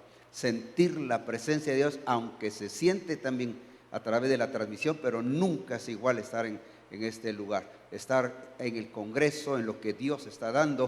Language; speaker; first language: Spanish; native; Spanish